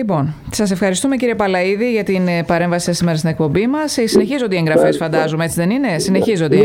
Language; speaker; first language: Greek; native; Greek